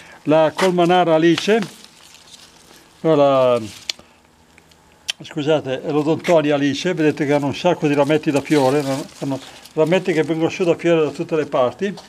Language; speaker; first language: Italian; native; Italian